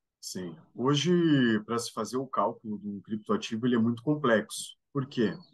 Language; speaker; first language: Portuguese; native; Portuguese